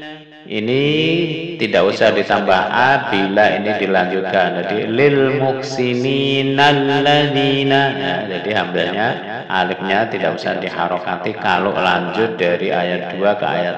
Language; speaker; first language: Indonesian; native; Indonesian